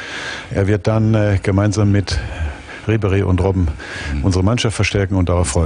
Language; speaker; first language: German; native; German